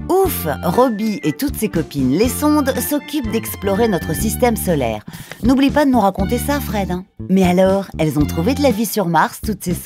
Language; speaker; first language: French; native; French